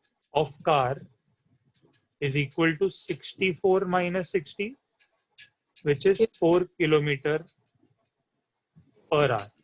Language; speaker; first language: English; non-native, local second language; Hindi